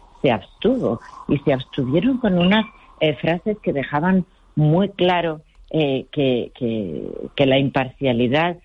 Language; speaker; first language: Spanish; native; Spanish